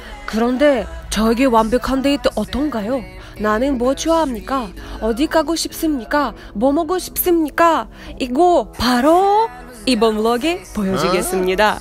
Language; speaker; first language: Korean; non-native, learner; Russian